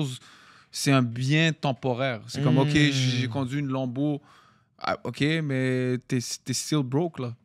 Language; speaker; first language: French; native; French